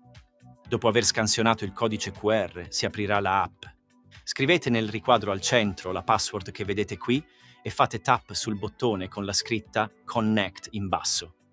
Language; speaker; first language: Italian; native; Italian